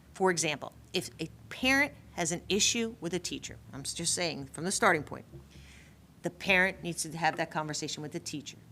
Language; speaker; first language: English; native; English